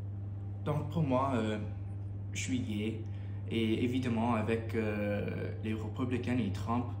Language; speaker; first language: French; non-native, learner; English